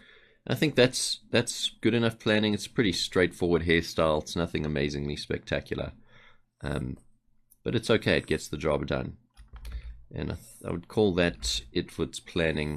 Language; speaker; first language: English; native; English